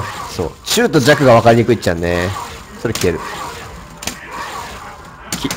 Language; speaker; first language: Japanese; native; Japanese